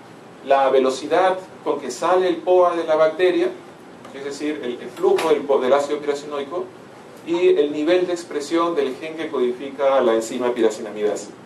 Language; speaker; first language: Spanish; native; Spanish